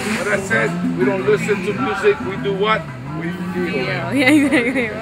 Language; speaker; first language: English; native; English